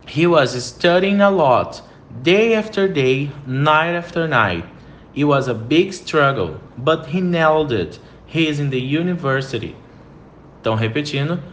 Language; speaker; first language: English; non-native, fluent; Portuguese